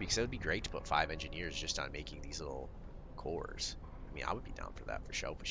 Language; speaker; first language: English; native; English